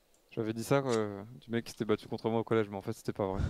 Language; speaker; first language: French; native; French